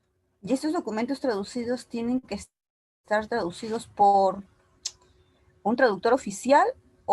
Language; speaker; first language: Spanish; native; Spanish